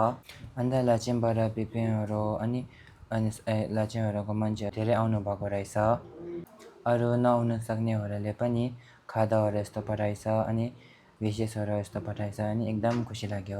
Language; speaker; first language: Nepali; non-native, local second language; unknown